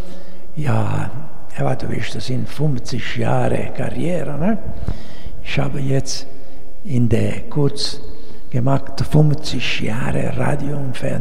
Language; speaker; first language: German; non-native, learner; Italian